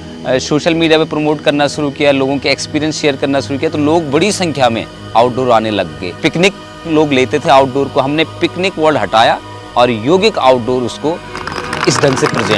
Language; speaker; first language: Hindi; native; Hindi